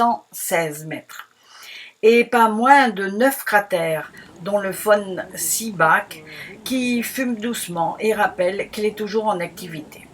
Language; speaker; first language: French; native; French